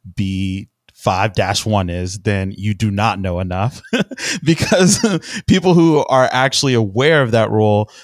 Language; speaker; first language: English; native; English